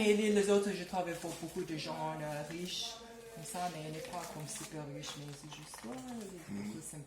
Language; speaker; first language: French; non-native, learner; English